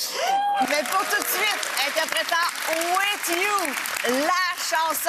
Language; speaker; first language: French; native; French